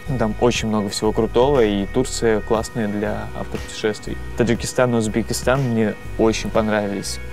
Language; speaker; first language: Russian; native; Russian